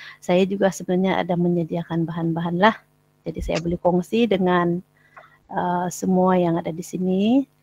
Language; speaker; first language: Malay; non-native, local second language; Central Dusun